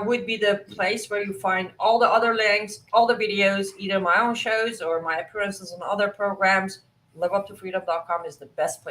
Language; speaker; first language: English; non-native, fluent; Persian